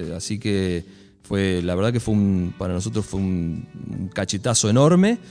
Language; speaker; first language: Spanish; native; Spanish